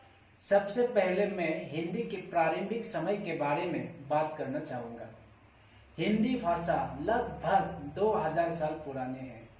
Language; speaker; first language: Hindi; non-native, local second language; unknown